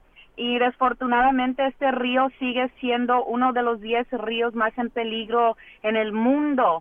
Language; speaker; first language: Spanish; early bilingual, heritage; English